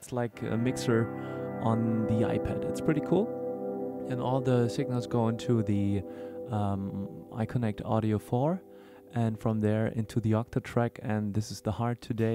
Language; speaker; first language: English; non-native, fluent; German